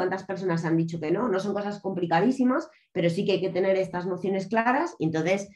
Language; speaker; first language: Spanish; native; Spanish